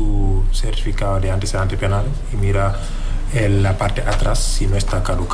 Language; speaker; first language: Spanish; non-native, fluent; Wolof